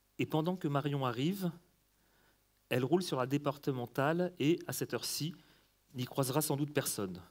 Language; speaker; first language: French; native; French